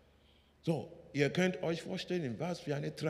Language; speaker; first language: German; non-native, learner; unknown